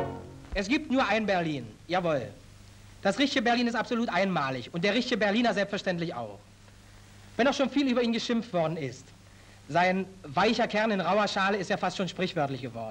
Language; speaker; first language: German; native; German